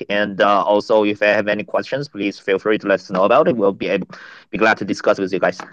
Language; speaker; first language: English; non-native, fluent; Chinese